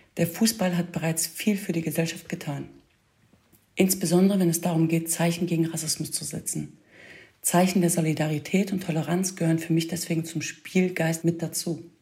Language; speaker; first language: German; early bilingual, other home language; Kurdish